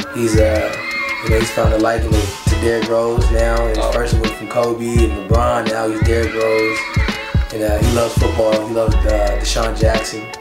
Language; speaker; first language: English; native; English